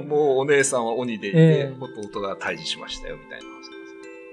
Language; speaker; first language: Japanese; native; Japanese